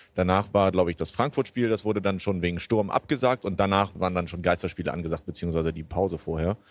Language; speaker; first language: German; native; German